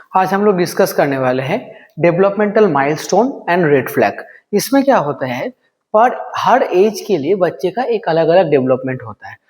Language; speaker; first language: Hindi; non-native, local second language; Bangla